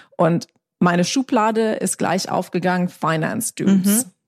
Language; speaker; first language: German; non-native, fluent; English